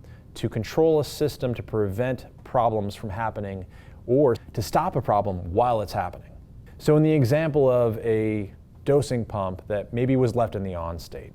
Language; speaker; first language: English; native; English